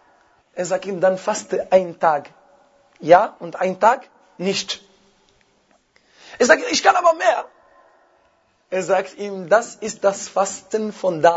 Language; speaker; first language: German; non-native, fluent; Arabic